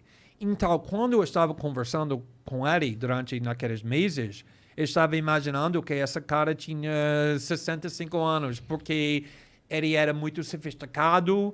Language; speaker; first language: Portuguese; non-native, fluent; English